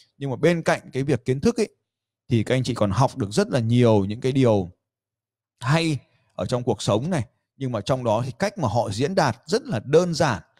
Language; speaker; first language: Vietnamese; native; Vietnamese